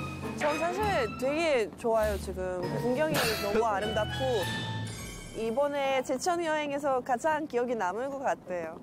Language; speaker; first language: Korean; non-native, fluent; Russian